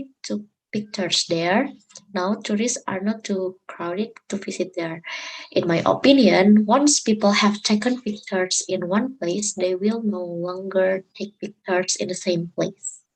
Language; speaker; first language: English; non-native, learner; Indonesian